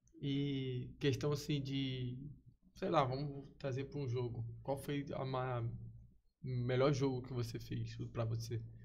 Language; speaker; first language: Portuguese; native; Portuguese